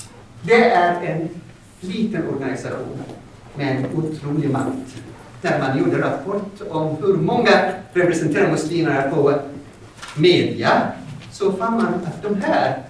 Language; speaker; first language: Swedish; non-native, fluent; Arabic